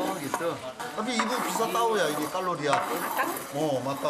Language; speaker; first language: Indonesian; non-native, learner; Korean